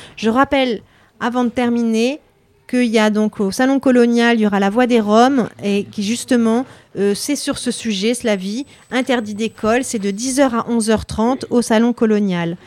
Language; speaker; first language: French; native; French